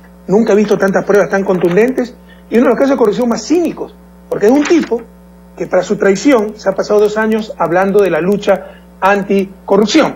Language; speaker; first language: Spanish; native; Spanish